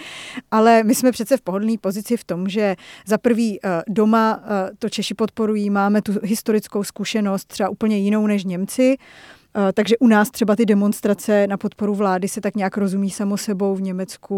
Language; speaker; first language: Czech; native; Czech